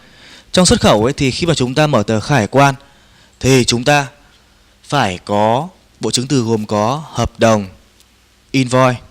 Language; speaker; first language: Vietnamese; native; Vietnamese